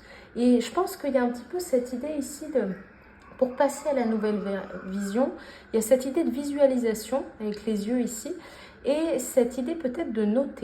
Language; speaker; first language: French; native; French